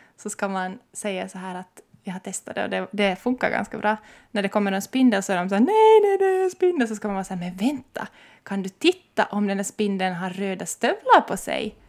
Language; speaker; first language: Swedish; native; Swedish